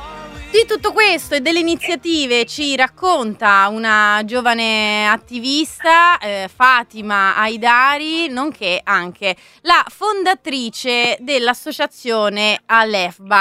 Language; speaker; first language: Italian; native; Italian